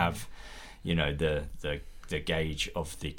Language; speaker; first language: English; native; English